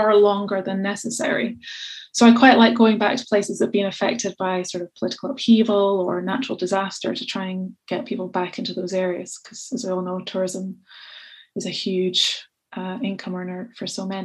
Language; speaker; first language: English; native; English